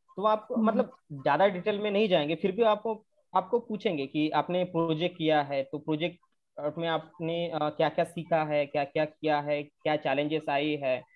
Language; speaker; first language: Hindi; non-native, local second language; Marathi